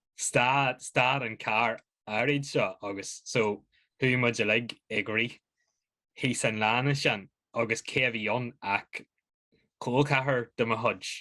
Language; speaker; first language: Irish; native; Irish